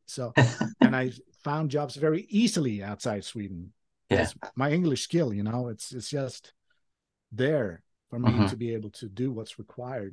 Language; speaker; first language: English; non-native, fluent; Swedish